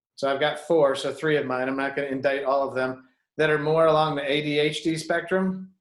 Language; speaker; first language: English; native; English